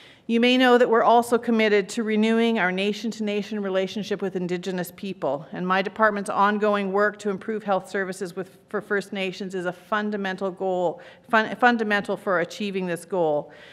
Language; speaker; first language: English; native; English